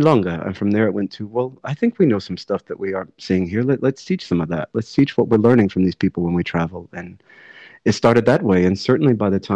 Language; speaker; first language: English; native; English